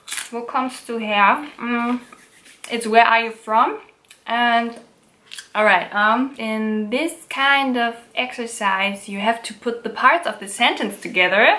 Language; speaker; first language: English; non-native, fluent; German